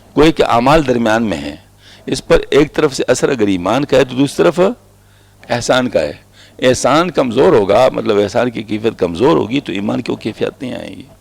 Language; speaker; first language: Urdu; non-native, local second language; Pashto